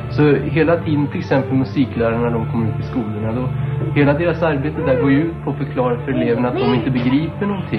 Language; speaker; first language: Swedish; native; Swedish